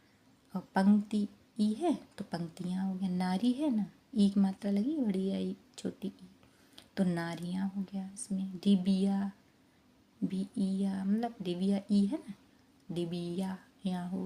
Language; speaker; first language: Hindi; native; Hindi